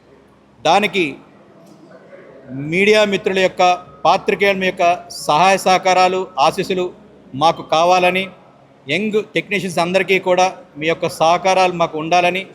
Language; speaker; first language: Telugu; native; Telugu